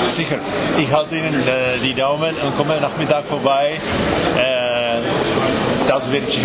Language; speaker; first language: German; non-native, fluent; Czech